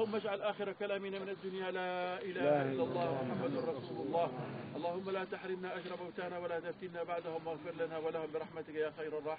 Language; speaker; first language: Arabic; native; Arabic